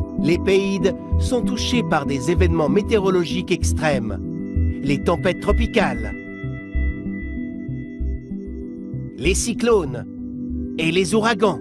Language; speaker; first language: French; non-native, local second language; Morisyen